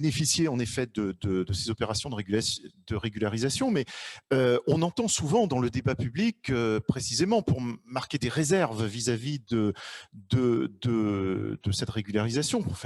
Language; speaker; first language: French; native; French